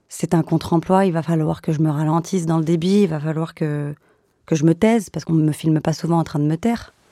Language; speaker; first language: French; native; French